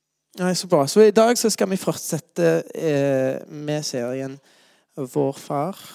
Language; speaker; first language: Norwegian; non-native, fluent; English